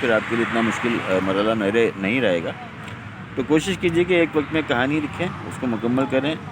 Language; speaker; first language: Urdu; non-native, local second language; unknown